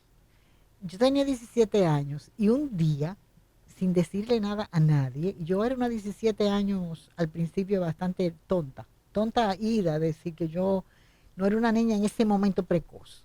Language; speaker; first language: Spanish; native; Spanish